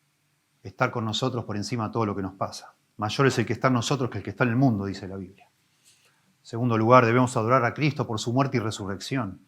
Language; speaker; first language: Spanish; native; Spanish